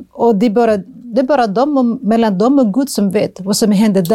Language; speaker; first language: Swedish; non-native, fluent; Somali